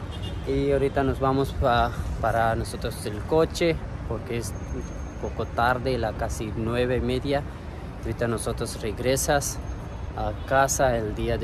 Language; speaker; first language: Spanish; non-native, learner; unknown